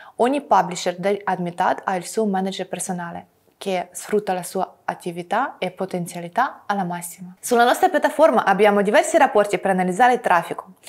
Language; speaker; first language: Italian; non-native, fluent; Russian